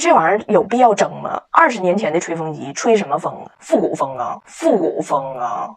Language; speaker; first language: Chinese; native; Chinese